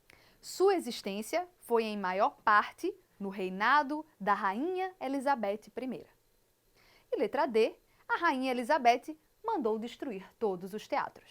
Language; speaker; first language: Portuguese; native; Portuguese